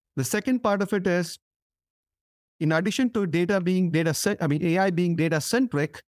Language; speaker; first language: English; non-native, local second language; Tamil